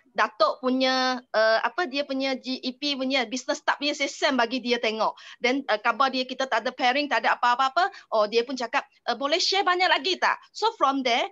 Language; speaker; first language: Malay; non-native, local second language; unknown